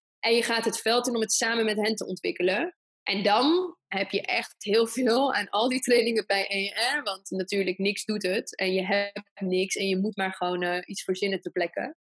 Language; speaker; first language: Dutch; early bilingual, other home language; Persian